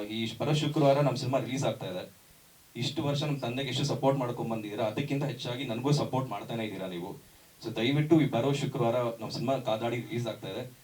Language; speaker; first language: Kannada; native; Kannada